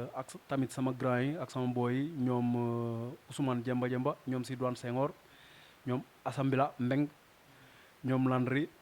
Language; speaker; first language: Wolof; non-native, local second language; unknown